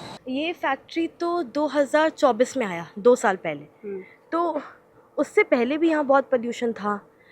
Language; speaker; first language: Hindi; native; Hindi